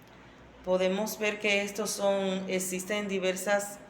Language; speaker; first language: Spanish; native; Spanish